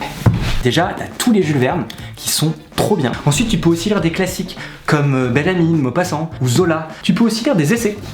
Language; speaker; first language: French; native; French